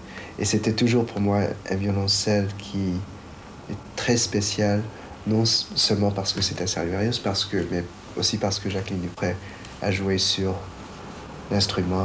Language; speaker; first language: French; non-native, fluent; Chinese